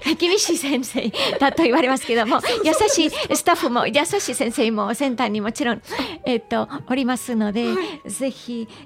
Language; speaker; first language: Japanese; non-native, fluent; Catalan